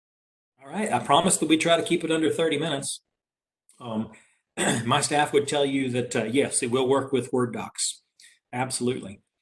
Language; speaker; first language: English; native; English